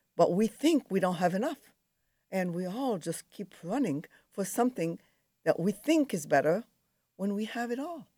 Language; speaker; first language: English; non-native, fluent; Arabic